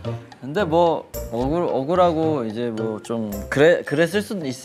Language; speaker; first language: Korean; native; Korean